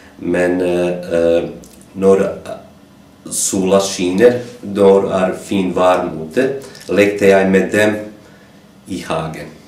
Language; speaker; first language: Norwegian; non-native, learner; Bosnian